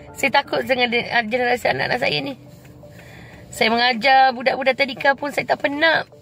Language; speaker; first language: Malay; non-native, local second language; Tamil